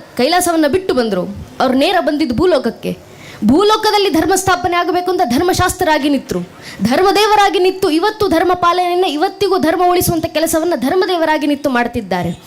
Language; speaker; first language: Kannada; native; Kannada